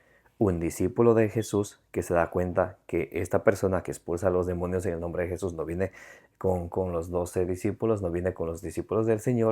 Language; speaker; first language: Spanish; native; Spanish